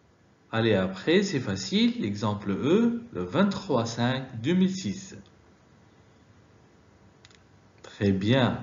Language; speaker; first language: French; non-native, fluent; Arabic